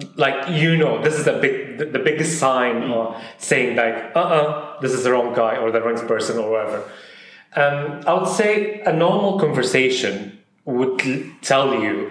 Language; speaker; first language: English; non-native, fluent; Arabic